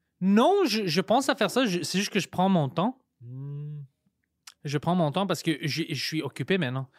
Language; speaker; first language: French; non-native, local second language; Greek